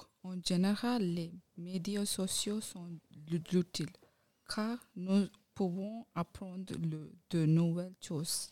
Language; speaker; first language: French; non-native, learner; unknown